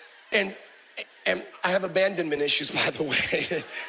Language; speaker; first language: English; early bilingual, other home language; Spanish